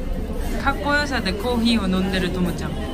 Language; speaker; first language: Japanese; non-native, fluent; Korean